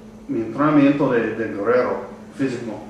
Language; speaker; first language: Spanish; non-native, learner; English